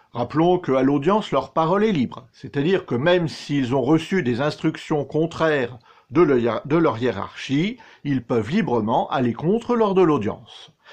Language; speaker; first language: French; native; French